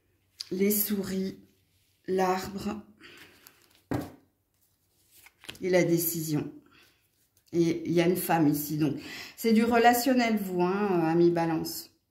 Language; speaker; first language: French; native; French